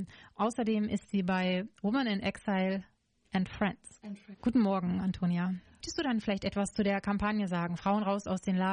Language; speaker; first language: German; native; German